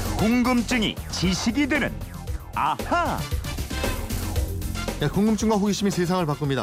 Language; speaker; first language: Korean; native; Korean